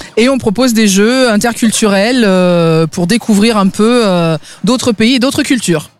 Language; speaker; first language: French; native; French